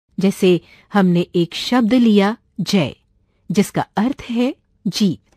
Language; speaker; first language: Hindi; non-native, local second language; Marathi